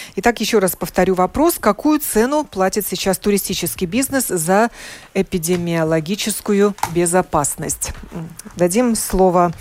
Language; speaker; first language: Russian; native; Russian